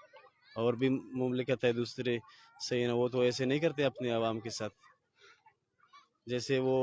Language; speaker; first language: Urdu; non-native, local second language; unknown